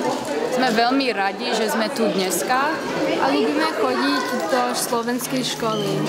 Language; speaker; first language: Slovak; early bilingual, heritage; Slovak